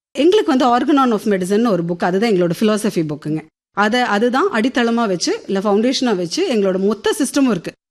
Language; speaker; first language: Tamil; non-native, local second language; Telugu